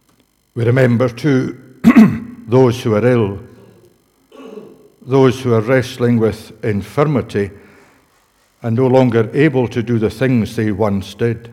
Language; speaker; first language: English; native; English